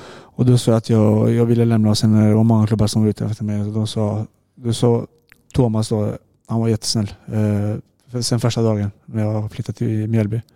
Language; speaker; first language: Swedish; non-native, fluent; Serbian